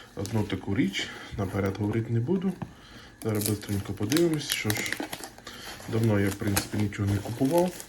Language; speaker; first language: Ukrainian; native; Ukrainian